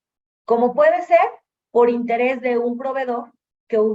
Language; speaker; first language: Spanish; native; Spanish